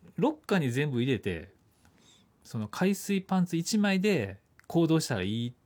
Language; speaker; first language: Japanese; native; Japanese